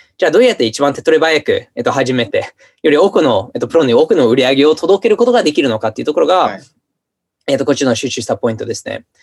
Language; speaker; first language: Japanese; non-native, fluent; English